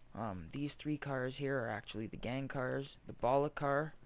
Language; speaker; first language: English; native; English